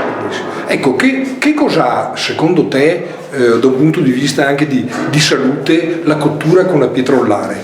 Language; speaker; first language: Italian; native; Italian